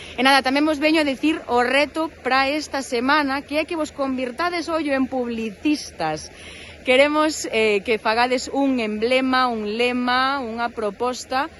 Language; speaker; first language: Galician; native; Galician